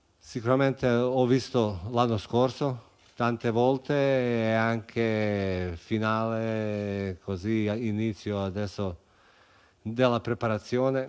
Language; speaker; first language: Italian; non-native, fluent; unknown